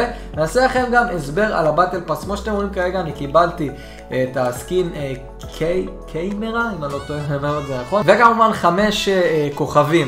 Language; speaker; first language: Hebrew; native; Hebrew